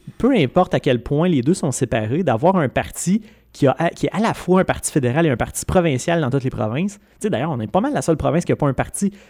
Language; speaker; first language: French; native; French